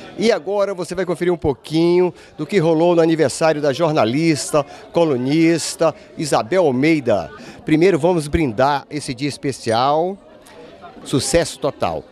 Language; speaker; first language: Portuguese; native; Portuguese